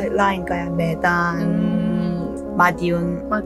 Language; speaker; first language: Indonesian; non-native, fluent; Korean